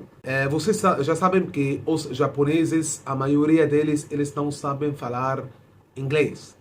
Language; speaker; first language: Portuguese; non-native, fluent; Arabic